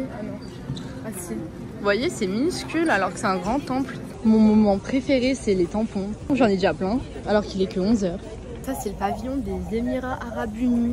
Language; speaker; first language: French; native; French